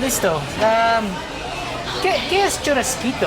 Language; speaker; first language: Spanish; non-native, learner; English